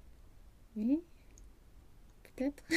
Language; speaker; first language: French; non-native, learner; Swedish